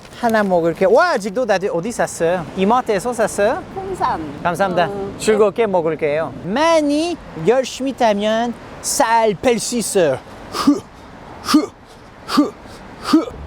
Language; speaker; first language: Korean; non-native, learner; English